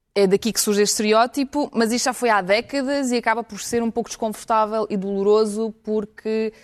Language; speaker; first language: Portuguese; early bilingual, other home language; Ukrainian